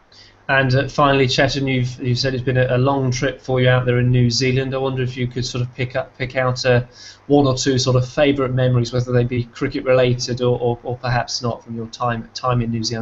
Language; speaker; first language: English; native; English